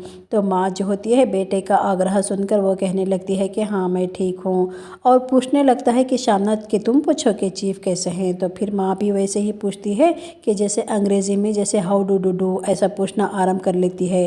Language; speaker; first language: Hindi; non-native, local second language; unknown